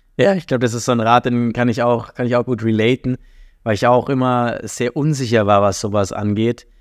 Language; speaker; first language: German; native; German